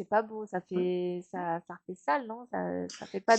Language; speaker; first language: French; native; French